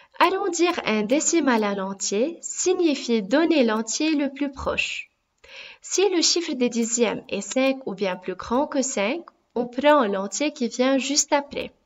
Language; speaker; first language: French; non-native, local second language; Arabic